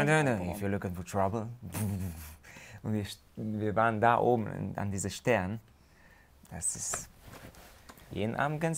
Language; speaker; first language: German; non-native, fluent; Hungarian